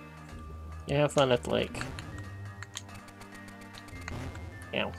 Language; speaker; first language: English; native; English